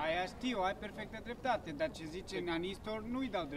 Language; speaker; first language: Romanian; non-native, local second language; Romany